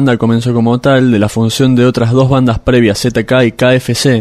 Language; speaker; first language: Spanish; native; Spanish